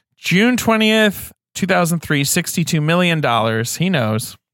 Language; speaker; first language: English; native; English